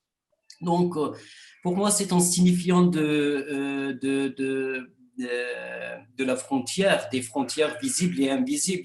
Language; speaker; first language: French; non-native, fluent; Kurdish